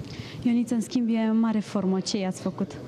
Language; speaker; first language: Romanian; native; Romanian